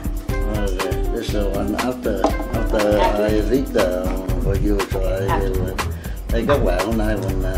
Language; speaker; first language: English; non-native, learner; Vietnamese